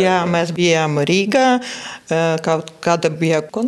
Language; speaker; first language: Latvian; non-native, local second language; Russian